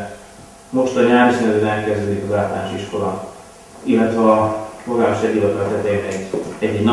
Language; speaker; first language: Hungarian; native; Hungarian